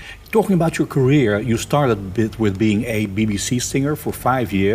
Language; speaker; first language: English; non-native, fluent; Dutch